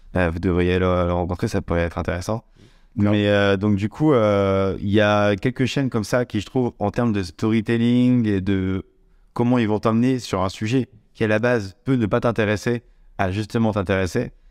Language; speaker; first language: French; native; French